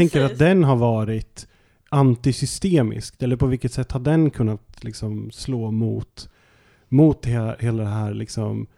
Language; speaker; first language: Swedish; native; Swedish